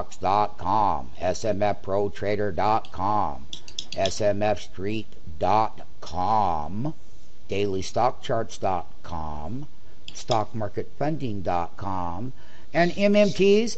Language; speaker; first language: English; native; English